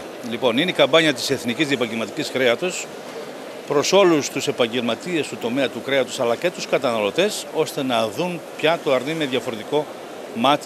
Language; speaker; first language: Greek; native; Greek